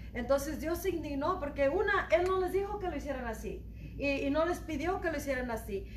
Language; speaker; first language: Spanish; early bilingual, heritage; Spanish